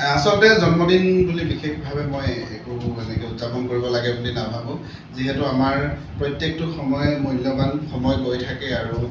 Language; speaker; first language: Assamese; non-native, local second language; Mising